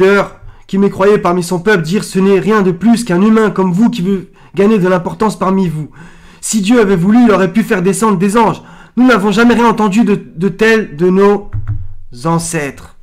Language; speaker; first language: French; native; French